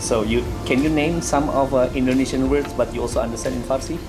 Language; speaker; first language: English; non-native, learner; Indonesian